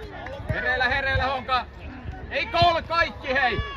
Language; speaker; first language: Finnish; native; Finnish